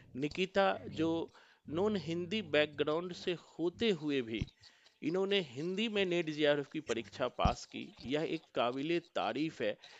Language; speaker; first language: Hindi; native; Hindi